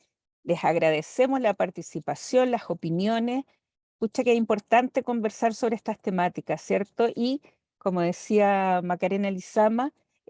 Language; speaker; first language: Spanish; native; Spanish